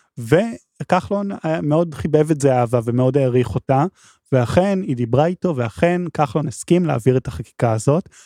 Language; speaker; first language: Hebrew; native; Hebrew